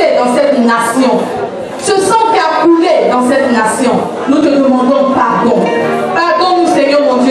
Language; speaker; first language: French; non-native, local second language; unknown